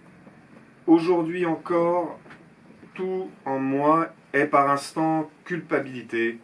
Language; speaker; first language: French; native; French